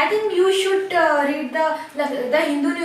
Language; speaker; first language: English; non-native, learner; Hindi